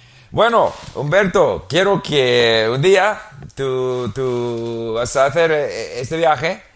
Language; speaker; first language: Spanish; non-native, learner; English